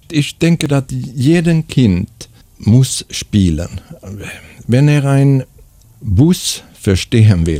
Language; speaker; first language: German; non-native, fluent; Swedish